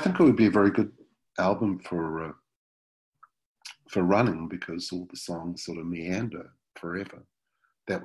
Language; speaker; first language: English; native; English